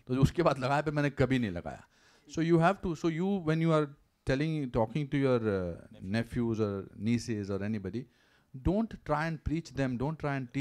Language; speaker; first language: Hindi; native; Hindi